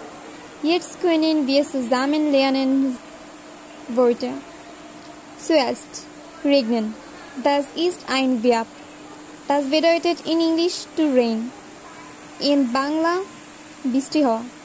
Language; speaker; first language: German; non-native, learner; Bangla